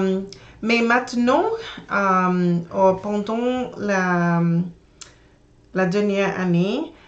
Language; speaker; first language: French; non-native, learner; English